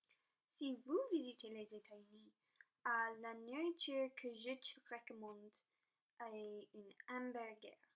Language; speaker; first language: French; non-native, local second language; English